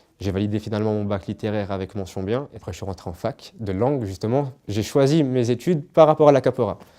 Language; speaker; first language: French; native; French